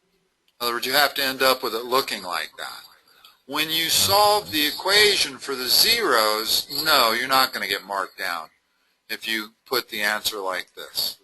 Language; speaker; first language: English; native; English